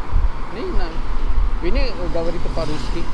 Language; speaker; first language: Russian; non-native, learner; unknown